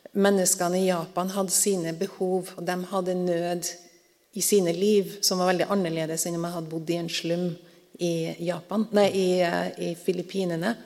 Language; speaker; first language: Norwegian; native; Norwegian